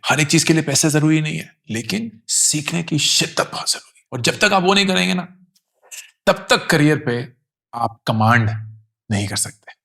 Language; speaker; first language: Hindi; native; Hindi